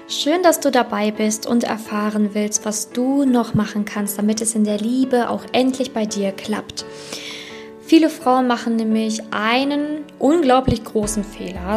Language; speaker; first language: German; native; German